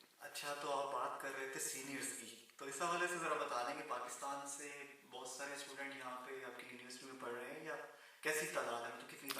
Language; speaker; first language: Urdu; native; Urdu